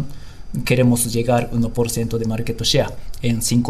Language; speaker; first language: Spanish; non-native, learner; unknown